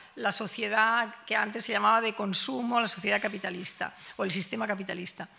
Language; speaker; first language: Spanish; non-native, local second language; Catalan